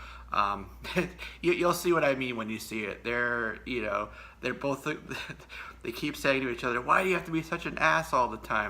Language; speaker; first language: English; native; English